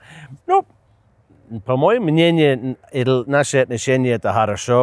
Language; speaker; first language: Russian; non-native, learner; English